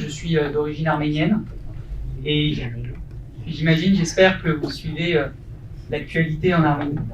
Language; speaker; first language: French; early bilingual, other home language; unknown